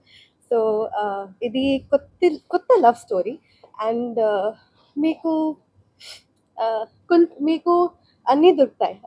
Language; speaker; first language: Telugu; non-native, learner; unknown